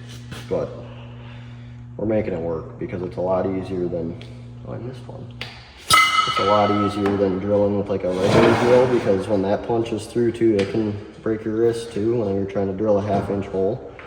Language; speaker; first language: English; native; English